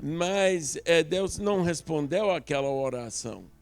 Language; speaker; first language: Portuguese; non-native, local second language; English